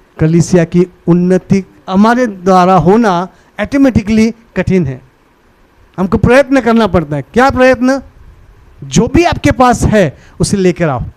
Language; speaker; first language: Hindi; non-native, local second language; Marathi